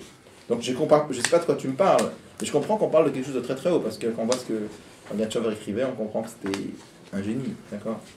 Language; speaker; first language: French; native; French